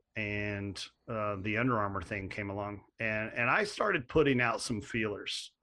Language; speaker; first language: English; native; English